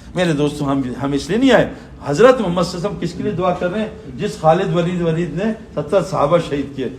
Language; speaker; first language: Urdu; native; Urdu